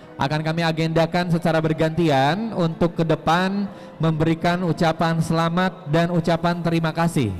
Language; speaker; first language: Indonesian; native; Indonesian